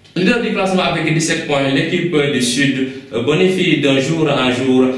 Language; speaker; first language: French; non-native, local second language; Wolof